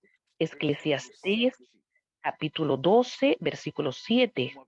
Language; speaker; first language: Spanish; non-native, fluent; Portuguese